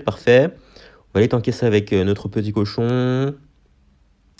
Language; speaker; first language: French; native; French